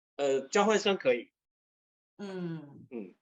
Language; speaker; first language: Chinese; native; Chinese